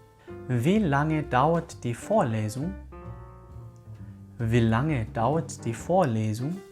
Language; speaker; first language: German; non-native, fluent; Korean